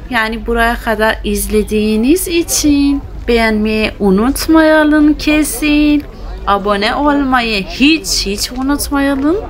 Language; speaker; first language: Turkish; early bilingual, heritage; Turkish